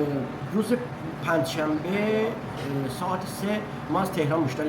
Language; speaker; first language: Persian; non-native, local second language; Azerbaijani